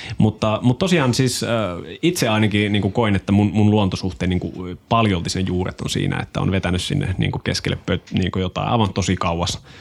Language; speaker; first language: Finnish; native; Finnish